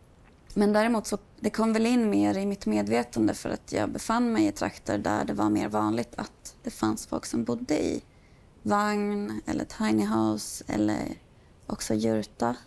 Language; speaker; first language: Swedish; native; Swedish